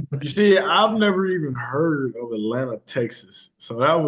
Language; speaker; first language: English; native; English